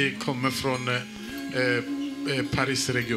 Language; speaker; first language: Swedish; non-native, fluent; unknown